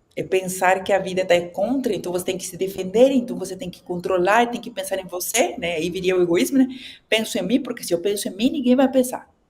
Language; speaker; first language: Portuguese; non-native, fluent; Spanish